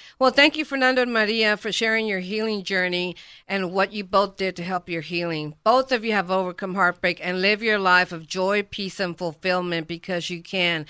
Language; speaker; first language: English; native; English